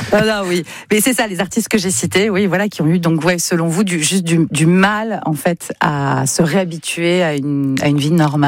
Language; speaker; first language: French; native; French